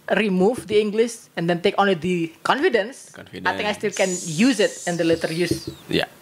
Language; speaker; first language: English; non-native, learner; Indonesian